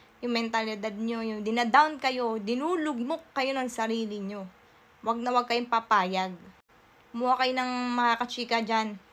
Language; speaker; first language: Filipino; native; Filipino